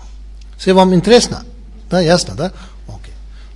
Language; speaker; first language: Russian; non-native, learner; Tibetan